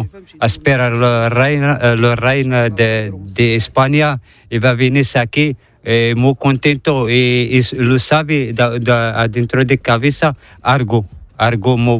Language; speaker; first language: Spanish; non-native, learner; Arabic